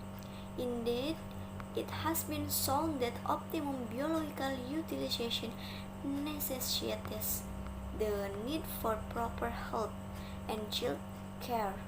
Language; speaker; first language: English; non-native, learner; Indonesian